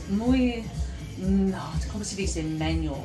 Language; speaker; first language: Spanish; non-native, learner; English